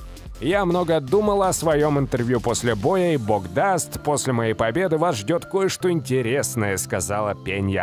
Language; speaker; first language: Russian; native; Russian